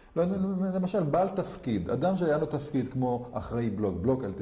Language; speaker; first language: Hebrew; native; Hebrew